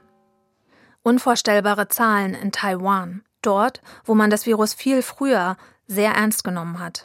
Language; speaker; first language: German; native; German